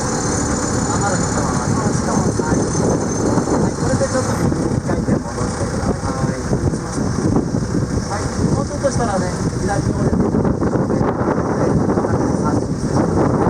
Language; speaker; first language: Japanese; native; Japanese